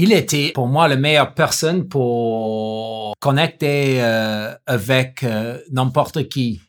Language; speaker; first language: French; non-native, learner; English